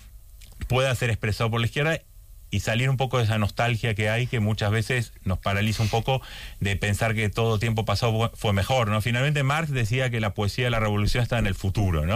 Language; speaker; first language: Spanish; native; Spanish